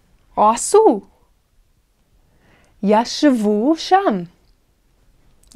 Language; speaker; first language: Hebrew; non-native, fluent; English